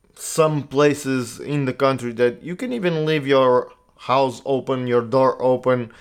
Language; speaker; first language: English; non-native, fluent; Portuguese